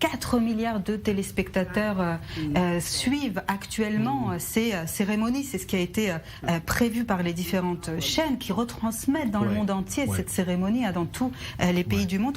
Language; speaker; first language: French; native; French